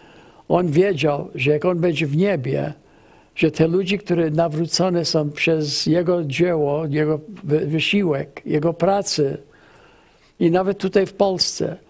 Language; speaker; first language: Polish; early bilingual, heritage; English